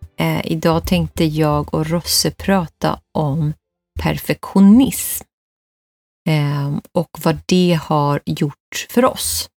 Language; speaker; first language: Swedish; early bilingual, other home language; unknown